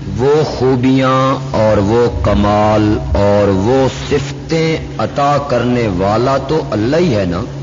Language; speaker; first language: Urdu; native; Urdu